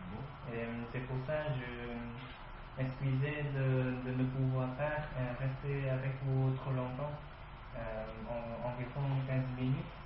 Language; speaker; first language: French; non-native, learner; Vietnamese